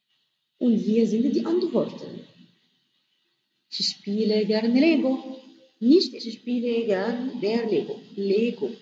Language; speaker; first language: German; non-native, fluent; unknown